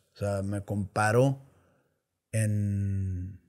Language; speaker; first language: Spanish; native; Spanish